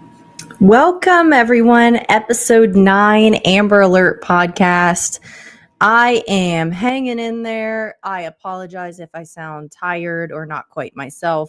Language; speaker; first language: English; native; English